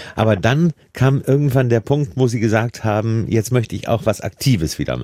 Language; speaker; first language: German; native; German